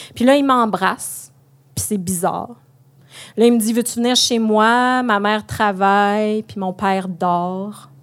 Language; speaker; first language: French; native; French